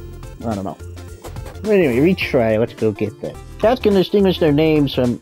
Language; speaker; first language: English; native; English